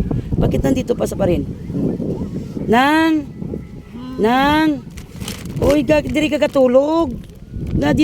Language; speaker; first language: Filipino; non-native, local second language; Hiligaynon